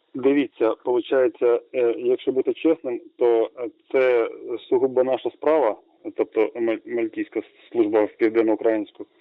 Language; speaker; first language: Ukrainian; native; Ukrainian